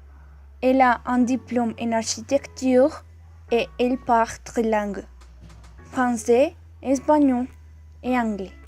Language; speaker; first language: French; non-native, learner; Spanish